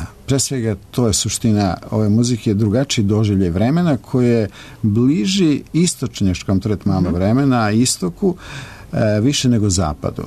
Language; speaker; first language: Serbian; native; Serbian